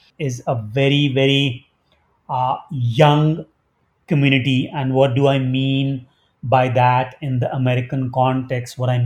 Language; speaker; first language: English; non-native, local second language; Hindi